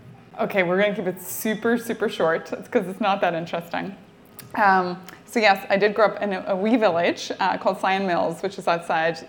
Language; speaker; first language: English; native; English